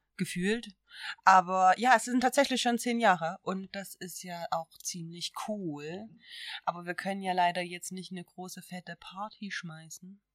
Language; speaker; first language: German; native; German